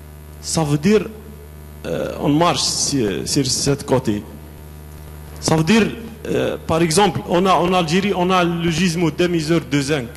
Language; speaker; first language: French; non-native, local second language; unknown